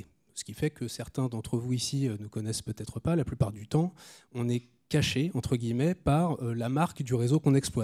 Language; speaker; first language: French; native; French